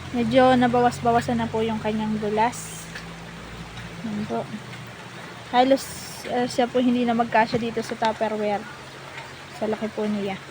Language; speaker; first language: Filipino; native; Filipino